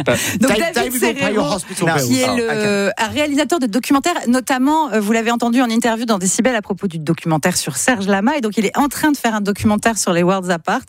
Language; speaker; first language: French; native; French